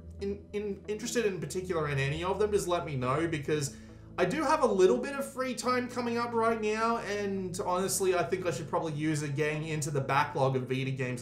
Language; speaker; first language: English; native; English